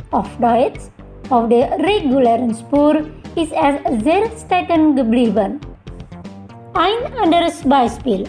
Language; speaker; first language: German; non-native, learner; Indonesian